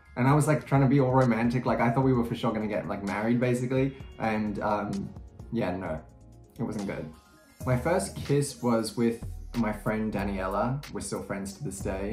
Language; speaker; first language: English; native; English